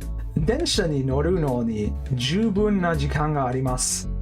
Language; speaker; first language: Japanese; non-native, learner; English